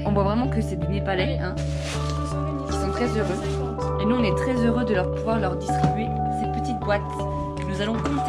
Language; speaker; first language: French; native; French